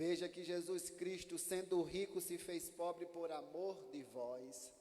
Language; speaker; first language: Portuguese; native; Portuguese